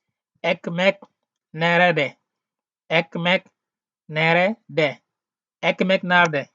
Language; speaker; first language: Turkish; non-native, learner; Wolof